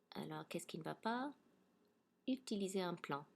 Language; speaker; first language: French; non-native, fluent; English